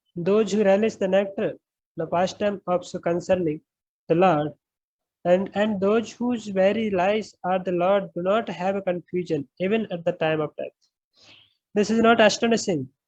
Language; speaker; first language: English; non-native, local second language; Hindi